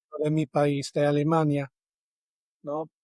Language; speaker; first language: Spanish; non-native, fluent; German